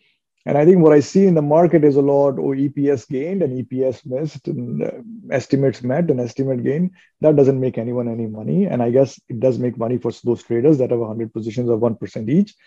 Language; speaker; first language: English; non-native, local second language; Hindi